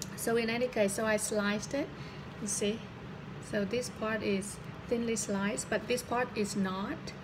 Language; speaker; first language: English; non-native, fluent; Vietnamese